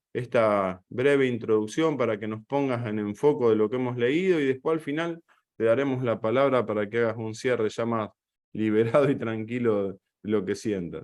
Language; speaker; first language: Spanish; native; Spanish